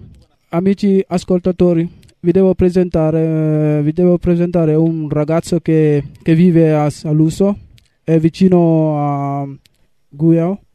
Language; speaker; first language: Italian; non-native, learner; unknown